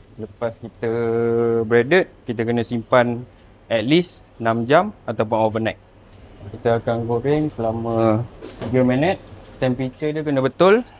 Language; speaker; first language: Malay; native; Malay